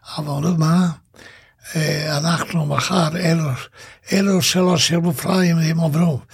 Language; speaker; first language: Hebrew; non-native, fluent; Hungarian